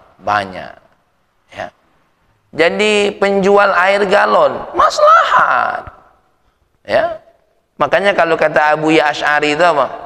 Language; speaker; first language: Indonesian; native; Indonesian